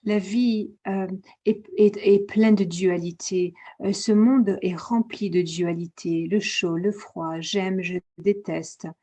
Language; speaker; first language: French; native; French